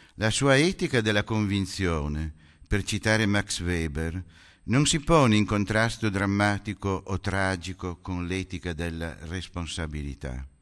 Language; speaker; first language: Italian; native; Italian